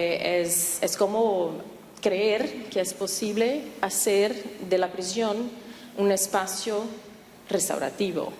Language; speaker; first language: Spanish; non-native, fluent; Portuguese